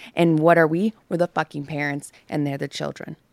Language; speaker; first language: English; native; English